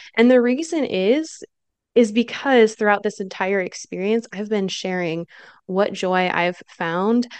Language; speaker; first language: English; native; English